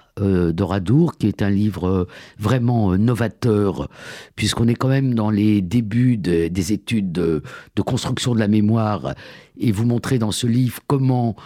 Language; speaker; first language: French; native; French